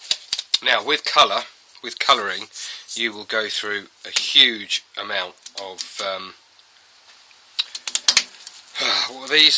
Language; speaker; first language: English; native; English